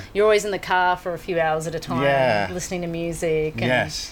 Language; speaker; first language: English; native; English